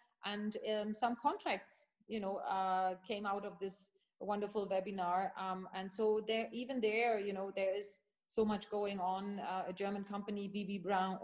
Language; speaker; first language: English; non-native, fluent; German